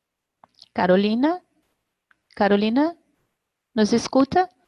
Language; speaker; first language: Spanish; non-native, learner; Portuguese